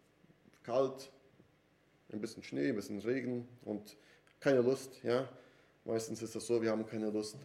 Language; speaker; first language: German; non-native, fluent; Portuguese